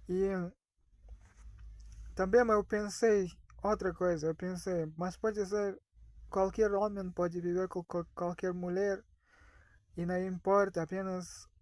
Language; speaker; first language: Portuguese; non-native, fluent; Russian